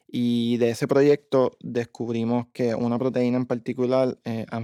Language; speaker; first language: Spanish; native; Spanish